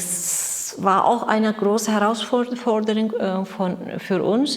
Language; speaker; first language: German; non-native, learner; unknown